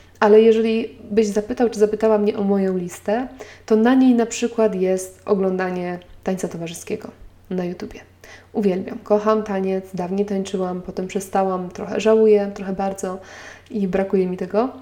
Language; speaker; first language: Polish; native; Polish